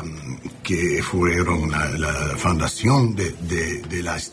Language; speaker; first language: Spanish; non-native, learner; English